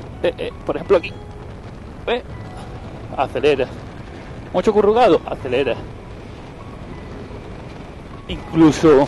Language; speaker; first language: Spanish; native; Spanish